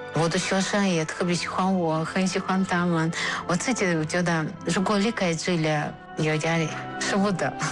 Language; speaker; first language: Chinese; non-native, learner; Russian